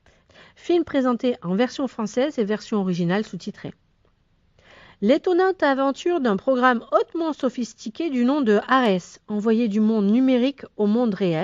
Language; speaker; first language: French; native; French